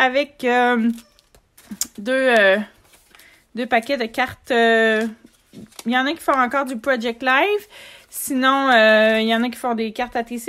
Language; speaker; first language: French; native; French